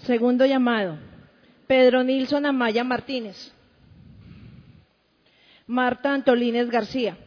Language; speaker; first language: Spanish; native; Spanish